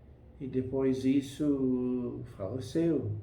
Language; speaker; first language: Portuguese; non-native, fluent; English